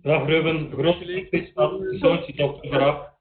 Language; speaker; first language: Dutch; native; Dutch